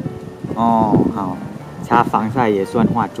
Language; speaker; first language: Chinese; non-native, fluent; Thai